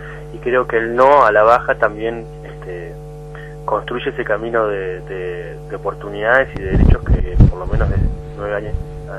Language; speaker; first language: Spanish; native; Spanish